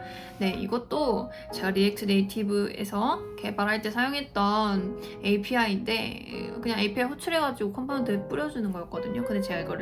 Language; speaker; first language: Korean; native; Korean